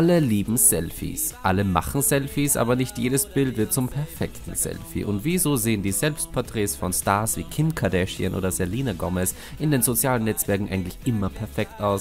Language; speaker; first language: German; native; German